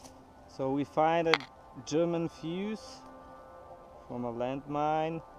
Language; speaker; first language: English; non-native, learner; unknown